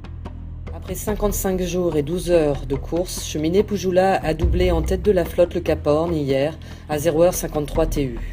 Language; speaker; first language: French; native; French